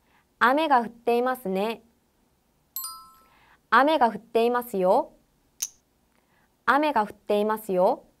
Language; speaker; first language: Japanese; non-native, fluent; Korean